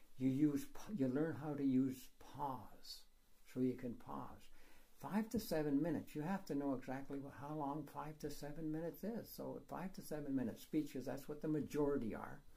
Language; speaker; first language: English; native; English